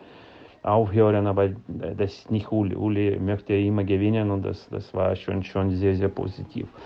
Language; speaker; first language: German; non-native, learner; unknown